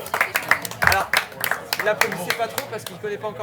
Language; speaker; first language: French; native; French